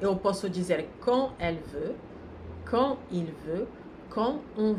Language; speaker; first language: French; non-native, fluent; Portuguese